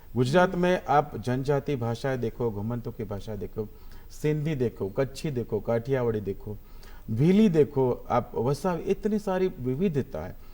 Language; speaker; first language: Hindi; non-native, local second language; Gujarati